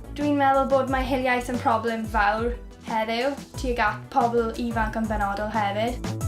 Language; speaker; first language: Welsh; native; Welsh